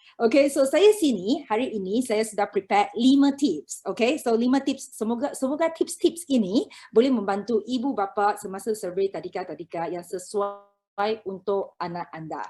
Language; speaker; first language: Malay; non-native, local second language; Chinese